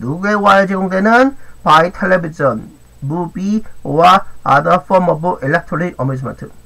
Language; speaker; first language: English; non-native, fluent; Korean